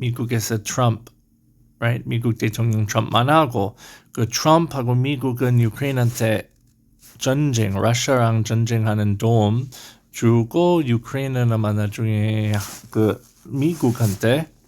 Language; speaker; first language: Korean; non-native, learner; English